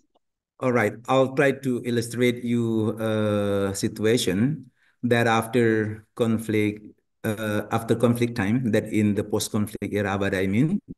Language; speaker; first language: English; non-native, learner; Indonesian